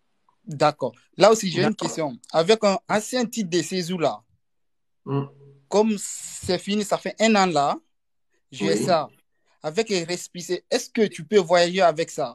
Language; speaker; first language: French; non-native, learner; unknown